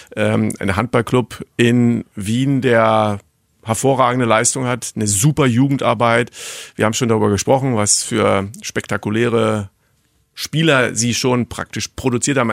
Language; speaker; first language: German; native; German